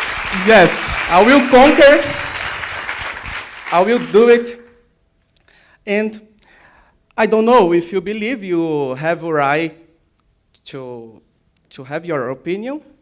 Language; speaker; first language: English; non-native, learner; Portuguese